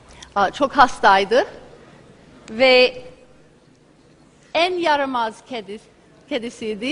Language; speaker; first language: Turkish; non-native, learner; English